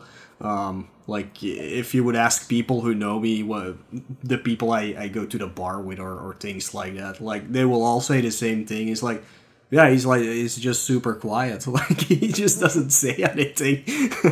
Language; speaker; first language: English; non-native, fluent; Dutch